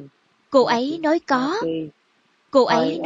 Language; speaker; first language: Vietnamese; non-native, learner; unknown